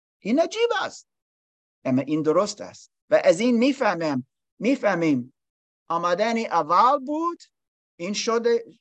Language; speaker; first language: Persian; non-native, learner; English